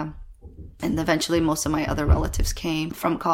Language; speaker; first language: English; native; English